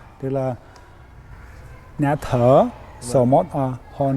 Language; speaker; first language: Vietnamese; non-native, learner; Lithuanian